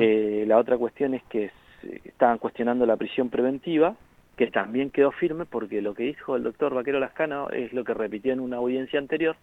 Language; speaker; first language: Spanish; native; Spanish